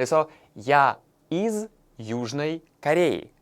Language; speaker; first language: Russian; non-native, fluent; Korean